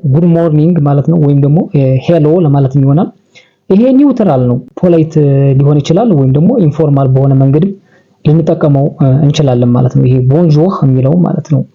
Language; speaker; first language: Amharic; native; Amharic